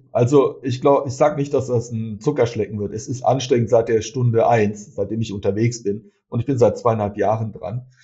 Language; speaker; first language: German; early bilingual, other home language; Turkish